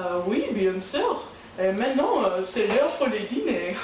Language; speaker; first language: French; non-native, learner; English